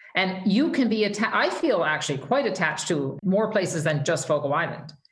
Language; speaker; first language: English; native; English